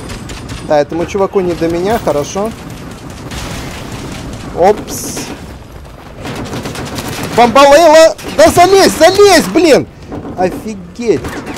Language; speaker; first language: Russian; native; Russian